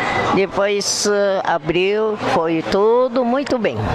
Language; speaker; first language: Portuguese; non-native, local second language; Japanese